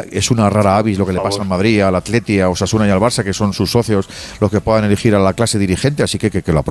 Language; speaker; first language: Spanish; native; Spanish